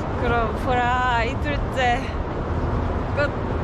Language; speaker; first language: Korean; non-native, fluent; Japanese